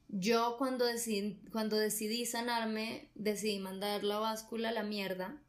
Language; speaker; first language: Spanish; native; Spanish